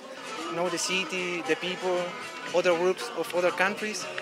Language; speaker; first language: English; non-native, learner; Spanish